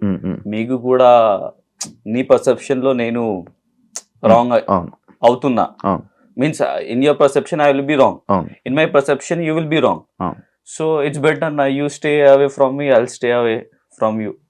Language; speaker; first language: Telugu; non-native, learner; Hindi